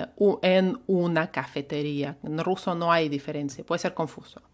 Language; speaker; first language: Spanish; non-native, fluent; Russian